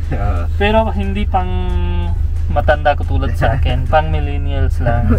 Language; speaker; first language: Filipino; non-native, learner; Punjabi